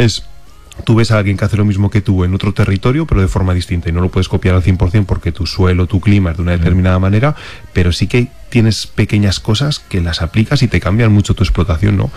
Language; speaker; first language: Spanish; native; Spanish